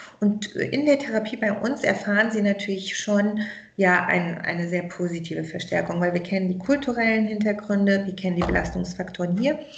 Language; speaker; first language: German; early bilingual, other home language; Persian